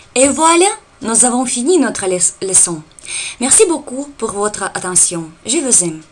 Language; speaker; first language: French; non-native, fluent; Russian